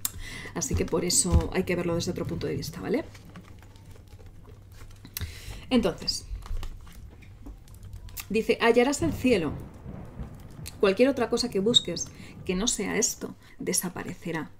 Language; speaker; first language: Spanish; native; Spanish